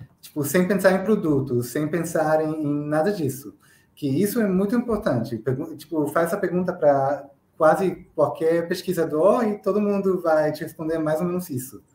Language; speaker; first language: Portuguese; non-native, fluent; Hebrew